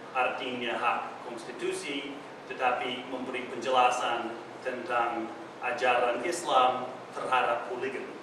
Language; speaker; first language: Indonesian; non-native, fluent; English